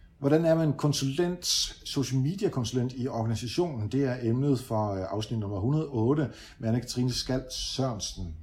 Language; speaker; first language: Danish; early bilingual, other home language; Dutch